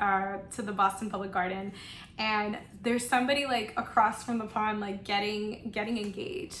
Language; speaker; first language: English; non-native, local second language; Spanish